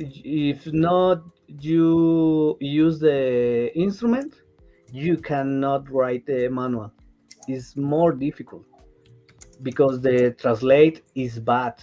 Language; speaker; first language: English; non-native, learner; Spanish